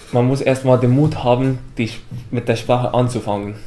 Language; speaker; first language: German; non-native, fluent; Arabic